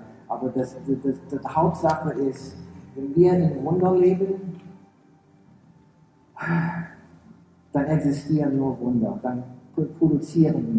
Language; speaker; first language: German; early bilingual, heritage; English